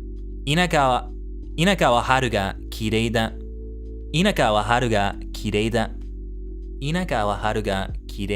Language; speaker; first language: Japanese; non-native, learner; English